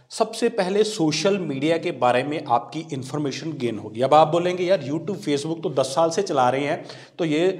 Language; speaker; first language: Hindi; non-native, local second language; Punjabi